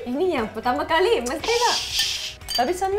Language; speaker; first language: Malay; non-native, local second language; Cantonese